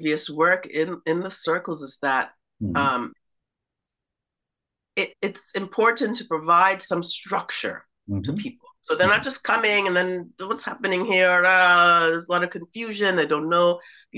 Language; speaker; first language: English; native; English